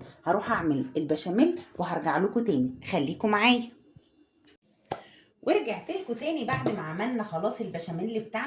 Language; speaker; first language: Arabic; native; Arabic